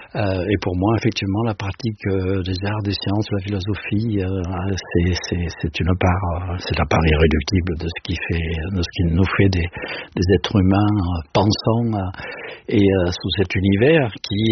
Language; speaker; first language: French; native; French